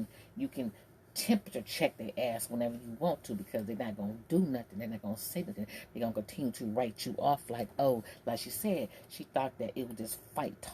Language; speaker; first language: English; native; English